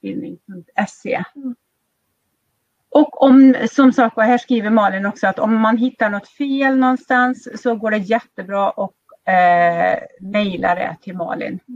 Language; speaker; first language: Swedish; native; Swedish